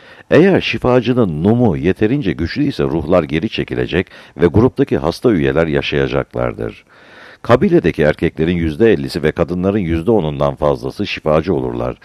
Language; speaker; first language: Turkish; native; Turkish